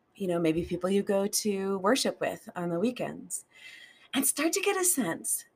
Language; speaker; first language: English; native; English